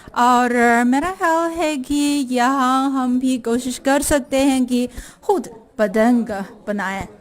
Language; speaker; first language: Urdu; non-native, fluent; Chinese